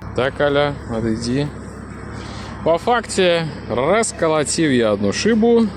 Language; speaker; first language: Russian; native; Russian